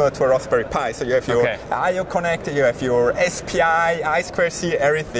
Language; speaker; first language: English; non-native, fluent; German